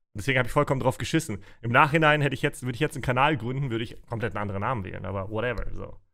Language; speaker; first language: German; early bilingual, other home language; Russian